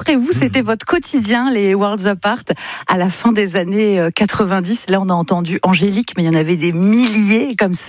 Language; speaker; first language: French; native; French